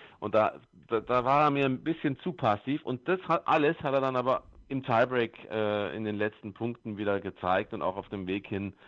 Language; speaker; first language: German; native; German